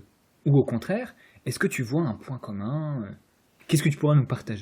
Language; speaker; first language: French; native; French